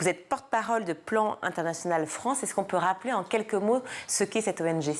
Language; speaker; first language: French; native; French